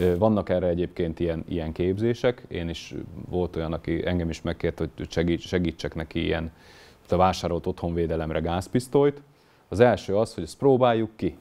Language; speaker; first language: Hungarian; native; Hungarian